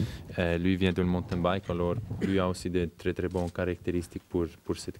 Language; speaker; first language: French; non-native, fluent; German